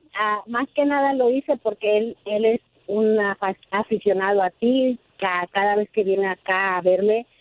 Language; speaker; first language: Spanish; native; Spanish